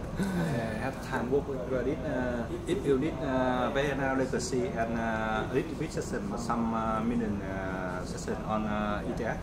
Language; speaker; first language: English; non-native, learner; Vietnamese